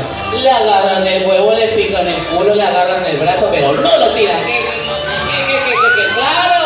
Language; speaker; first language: Spanish; native; Spanish